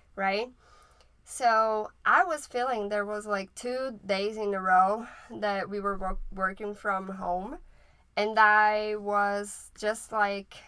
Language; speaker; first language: English; non-native, fluent; Portuguese